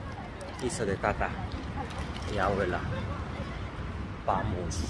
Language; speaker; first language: Spanish; non-native, learner; Korean